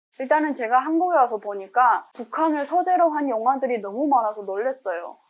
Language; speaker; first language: Korean; native; Korean